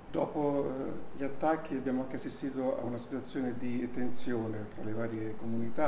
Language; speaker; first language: Italian; native; Italian